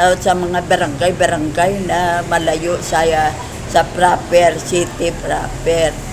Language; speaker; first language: Filipino; non-native, local second language; Cebuano